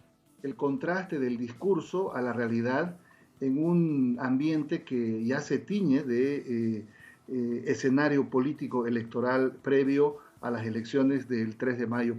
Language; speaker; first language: Spanish; native; Spanish